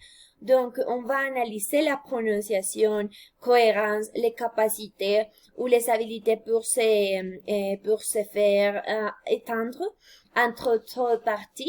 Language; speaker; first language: French; non-native, fluent; Spanish